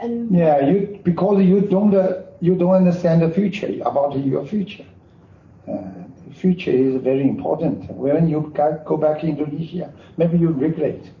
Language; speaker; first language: English; non-native, learner; Chinese